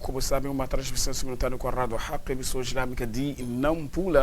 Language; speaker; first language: Portuguese; native; Portuguese